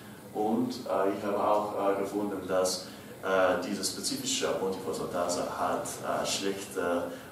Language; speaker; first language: German; non-native, learner; English